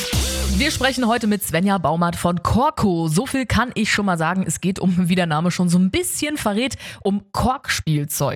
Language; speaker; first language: German; native; German